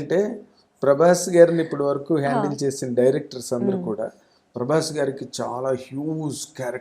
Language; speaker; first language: Telugu; native; Telugu